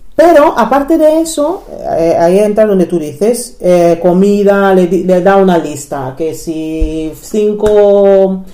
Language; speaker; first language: Spanish; non-native, fluent; English